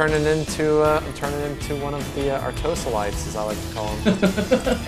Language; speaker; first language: English; native; English